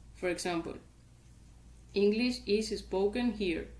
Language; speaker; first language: English; non-native, fluent; Spanish